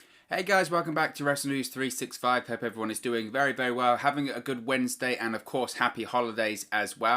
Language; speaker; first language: English; native; English